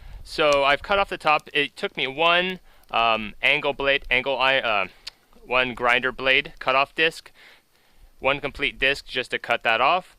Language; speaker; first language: English; native; English